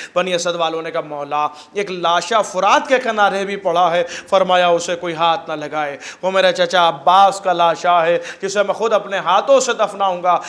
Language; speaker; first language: Urdu; native; Urdu